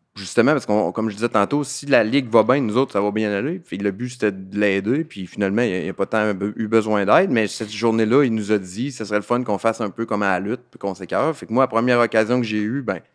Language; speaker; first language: French; native; French